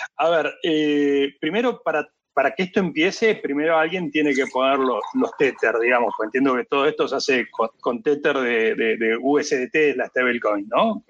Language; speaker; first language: Spanish; native; Spanish